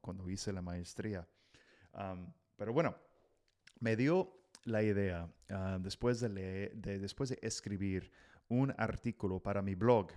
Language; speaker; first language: Spanish; non-native, fluent; English